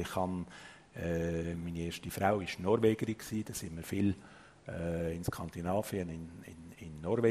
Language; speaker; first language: German; native; German